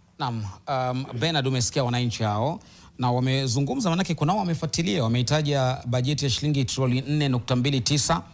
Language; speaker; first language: Swahili; native; Swahili